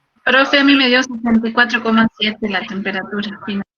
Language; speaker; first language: Spanish; native; Spanish